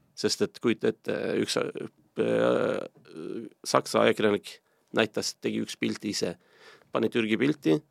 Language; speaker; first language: Estonian; non-native, fluent; Turkish